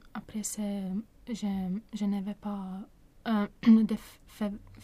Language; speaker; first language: French; non-native, learner; Swedish